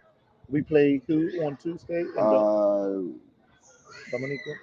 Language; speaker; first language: English; native; English